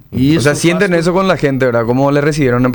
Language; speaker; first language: Portuguese; non-native, learner; Spanish